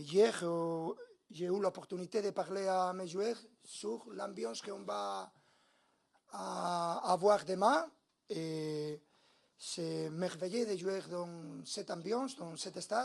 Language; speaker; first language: French; non-native, learner; Spanish